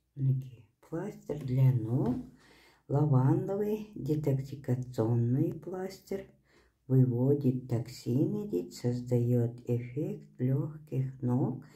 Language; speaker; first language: Russian; non-native, local second language; Kazakh